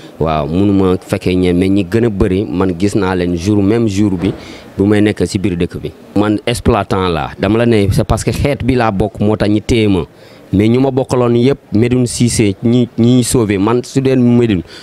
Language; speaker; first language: Wolof; non-native, local second language; Jola-Fonyi